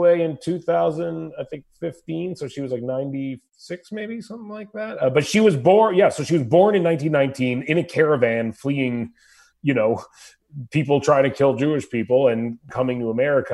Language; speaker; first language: English; native; English